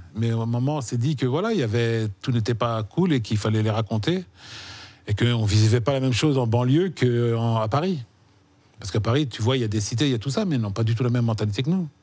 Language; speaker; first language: French; native; French